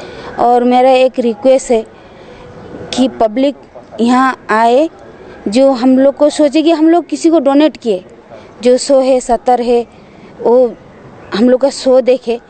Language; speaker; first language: Hindi; non-native, local second language; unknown